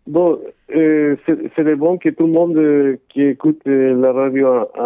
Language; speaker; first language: French; non-native, fluent; Spanish